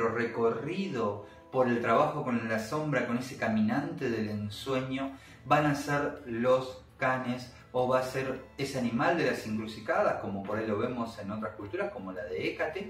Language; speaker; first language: Spanish; native; Spanish